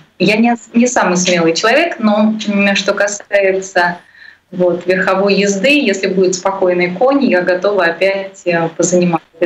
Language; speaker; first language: Russian; native; Russian